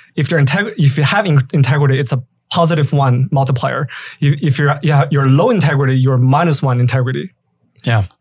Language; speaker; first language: English; native; English